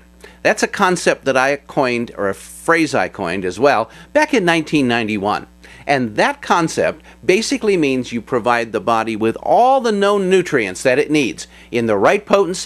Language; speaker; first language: English; native; English